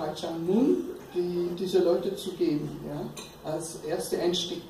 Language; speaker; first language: German; non-native, fluent; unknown